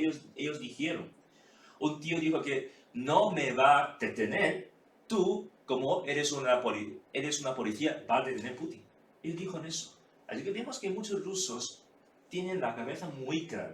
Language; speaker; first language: Spanish; non-native, fluent; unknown